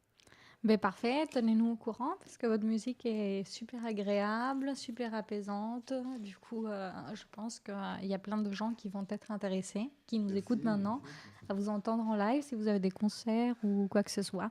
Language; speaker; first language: French; native; French